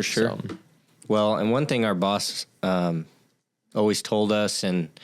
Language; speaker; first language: English; native; English